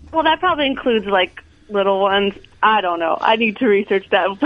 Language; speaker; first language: English; native; English